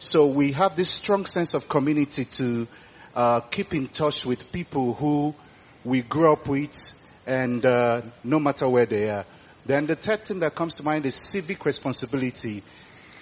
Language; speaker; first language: English; non-native, local second language; Igbo